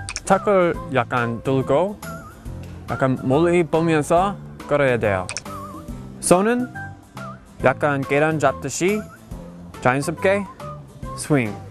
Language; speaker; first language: Korean; non-native, fluent; English